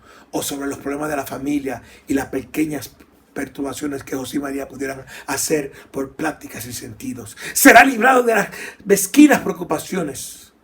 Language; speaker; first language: Spanish; native; Spanish